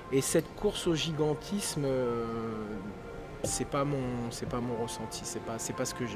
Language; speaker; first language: French; native; French